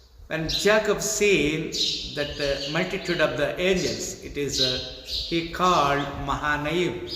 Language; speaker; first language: English; non-native, local second language; Telugu